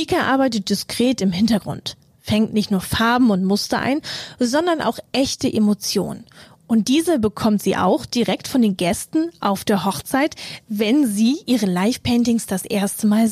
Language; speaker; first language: German; native; German